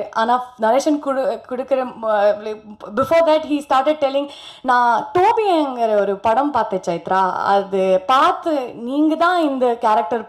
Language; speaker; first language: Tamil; non-native, learner; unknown